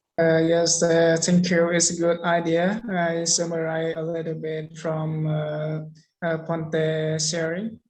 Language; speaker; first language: English; non-native, learner; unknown